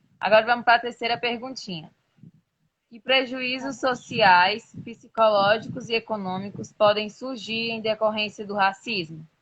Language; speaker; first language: Portuguese; native; Portuguese